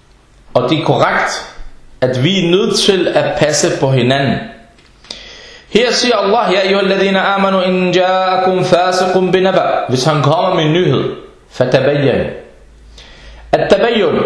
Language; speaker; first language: Danish; early bilingual, other home language; Arabic